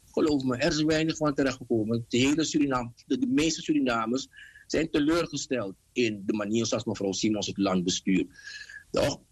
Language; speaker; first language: Dutch; native; Dutch